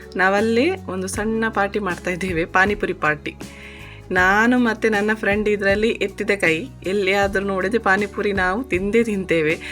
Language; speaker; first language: Kannada; non-native, local second language; Tulu